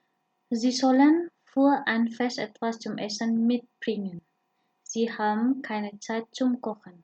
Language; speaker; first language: German; non-native, fluent; Indonesian